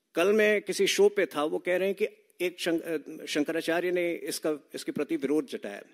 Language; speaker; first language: Hindi; native; Hindi